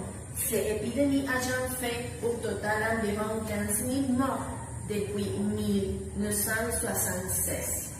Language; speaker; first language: French; non-native, fluent; Spanish